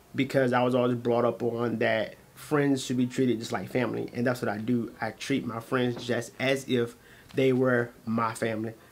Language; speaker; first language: English; native; English